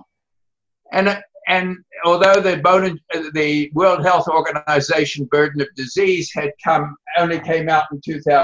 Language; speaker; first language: English; native; English